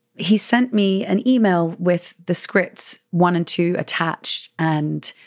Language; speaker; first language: English; native; English